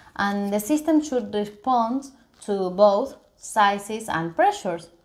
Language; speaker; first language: English; non-native, fluent; Spanish